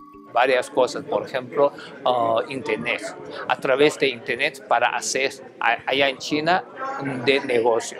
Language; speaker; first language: Spanish; non-native, fluent; Chinese